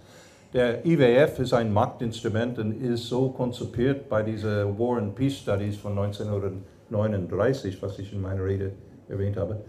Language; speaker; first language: German; non-native, fluent; English